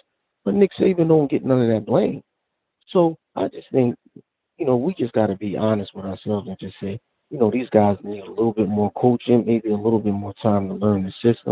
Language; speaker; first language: English; native; English